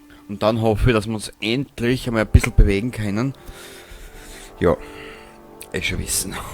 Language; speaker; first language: German; native; German